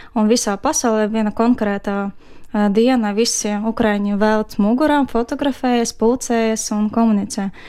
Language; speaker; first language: Latvian; non-native, fluent; Ukrainian